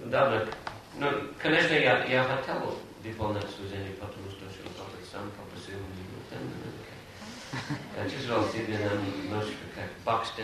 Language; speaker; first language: Russian; non-native, fluent; English